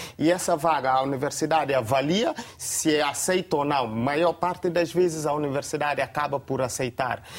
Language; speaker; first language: Portuguese; non-native, local second language; Upper Guinea Crioulo